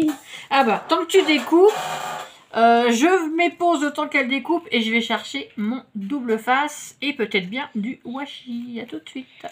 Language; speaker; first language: French; native; French